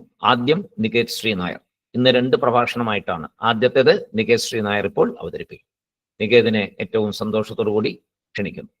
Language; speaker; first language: Malayalam; native; Malayalam